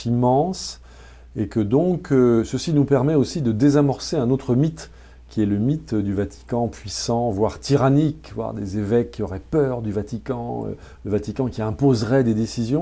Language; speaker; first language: French; native; French